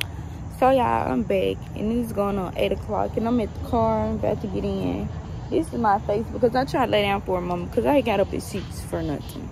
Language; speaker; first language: English; native; English